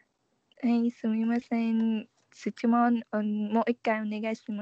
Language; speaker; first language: Japanese; non-native, learner; Vietnamese